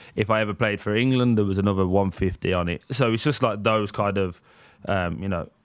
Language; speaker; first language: English; native; English